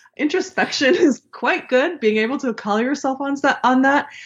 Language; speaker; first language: English; early bilingual, other home language; Hebrew